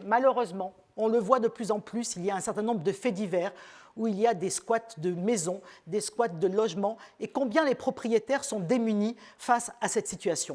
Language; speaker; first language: French; native; French